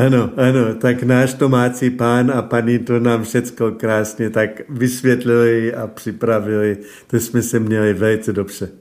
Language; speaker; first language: Czech; non-native, fluent; German